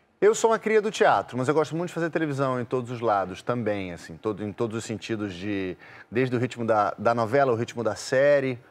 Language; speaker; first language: Portuguese; native; Portuguese